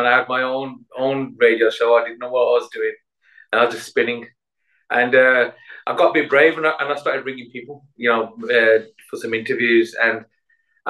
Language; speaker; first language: English; native; English